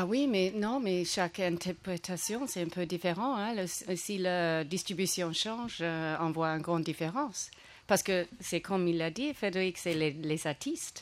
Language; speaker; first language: French; non-native, fluent; English